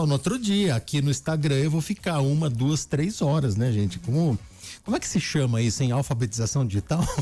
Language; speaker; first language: Portuguese; native; Portuguese